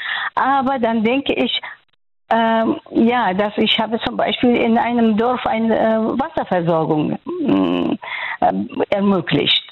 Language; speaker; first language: German; non-native, fluent; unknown